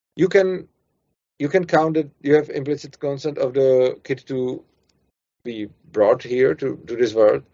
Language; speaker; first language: English; non-native, fluent; Czech